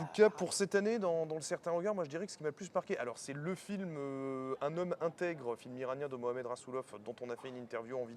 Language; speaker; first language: French; native; French